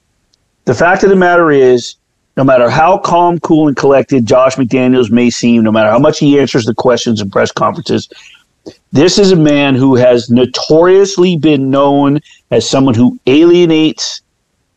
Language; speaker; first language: English; native; English